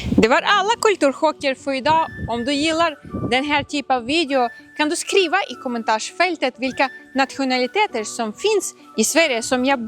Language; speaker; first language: Swedish; non-native, fluent; Ukrainian